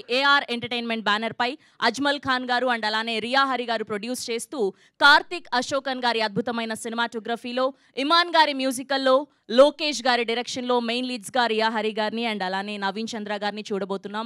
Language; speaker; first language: Telugu; native; Telugu